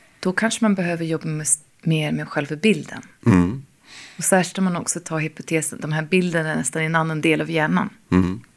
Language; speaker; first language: Swedish; non-native, fluent; English